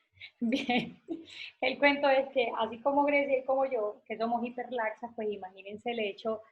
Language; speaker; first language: Spanish; native; Spanish